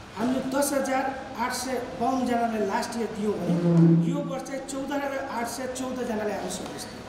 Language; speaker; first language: Nepali; native; Nepali